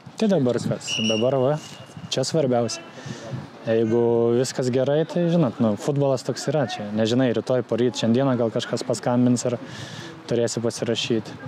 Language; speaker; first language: Lithuanian; native; Lithuanian